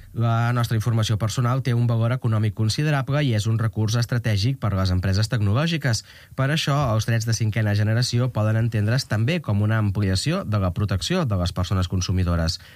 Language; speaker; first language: Catalan; native; Catalan